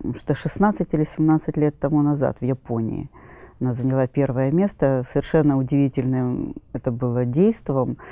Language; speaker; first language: Russian; native; Russian